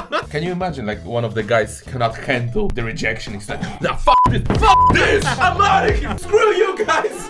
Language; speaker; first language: English; non-native, fluent; Polish